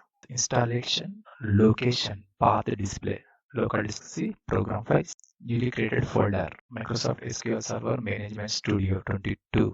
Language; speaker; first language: English; non-native, learner; Telugu